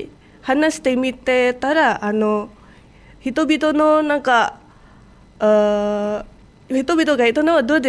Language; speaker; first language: Japanese; non-native, fluent; Indonesian